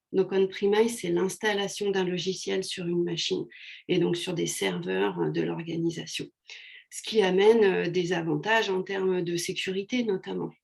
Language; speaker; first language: French; native; French